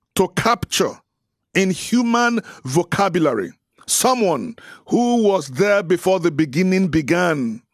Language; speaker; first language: English; non-native, local second language; Yoruba